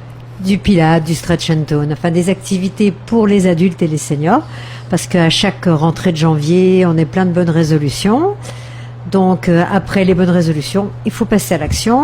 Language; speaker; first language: French; native; French